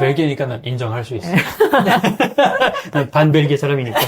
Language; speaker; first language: Korean; non-native, fluent; French